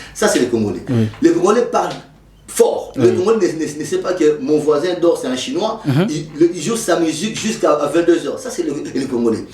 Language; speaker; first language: French; non-native, local second language; Lingala